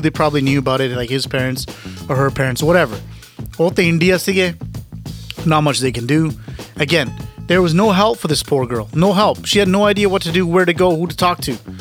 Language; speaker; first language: English; early bilingual, other home language; Punjabi